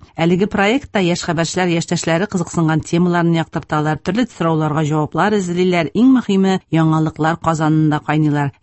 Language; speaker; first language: Tatar; native; Tatar